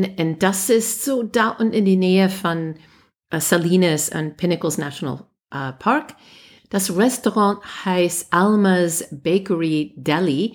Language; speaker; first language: German; non-native, fluent; English